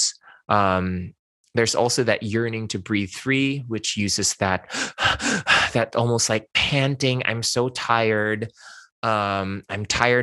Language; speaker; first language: English; non-native, local second language; Min Nan Chinese